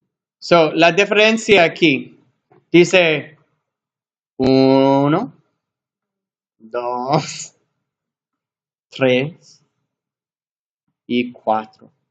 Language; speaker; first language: Spanish; non-native, learner; English